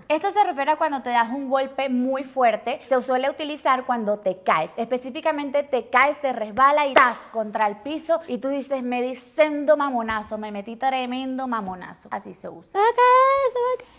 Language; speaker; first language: Spanish; native; Spanish